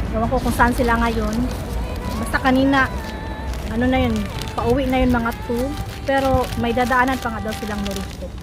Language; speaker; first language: Filipino; native; Filipino